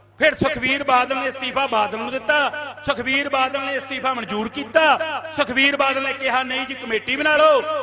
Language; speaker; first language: Punjabi; native; Punjabi